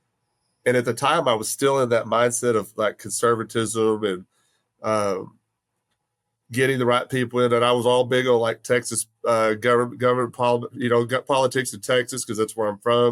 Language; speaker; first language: English; native; English